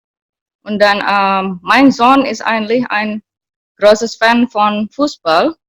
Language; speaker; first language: German; non-native, learner; Indonesian